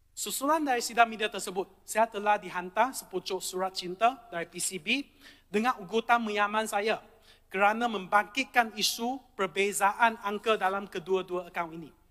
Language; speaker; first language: Malay; non-native, local second language; Chinese